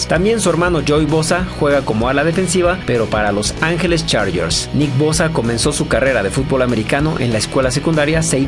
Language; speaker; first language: Spanish; native; Spanish